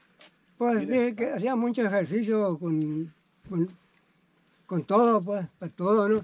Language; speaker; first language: Spanish; native; Spanish